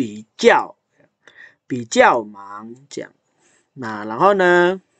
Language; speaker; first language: Chinese; non-native, fluent; Indonesian